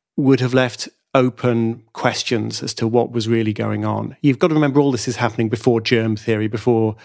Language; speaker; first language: English; native; English